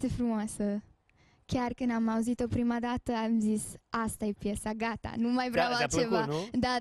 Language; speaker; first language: Romanian; early bilingual, heritage; Romanian